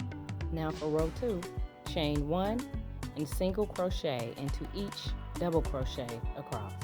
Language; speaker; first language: English; native; English